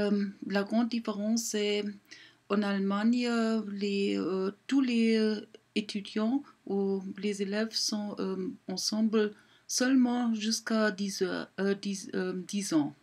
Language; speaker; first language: French; non-native, learner; German